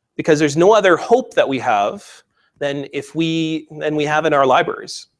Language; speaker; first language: English; native; English